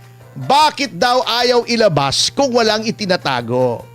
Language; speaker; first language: Filipino; native; Filipino